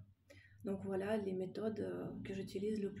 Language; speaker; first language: French; non-native, fluent; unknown